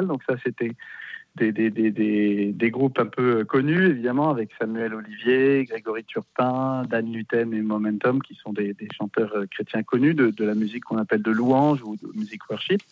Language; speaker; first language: French; native; French